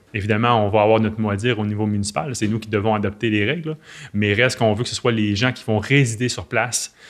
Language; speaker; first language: French; native; French